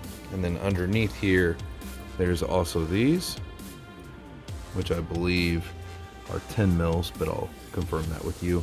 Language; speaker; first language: English; native; English